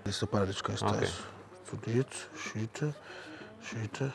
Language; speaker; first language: Latvian; non-native, learner; Portuguese